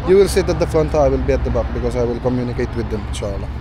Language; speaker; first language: English; non-native, local second language; Filipino